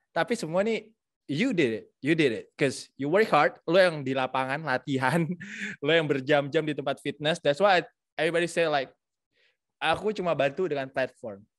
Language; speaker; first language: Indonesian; native; Indonesian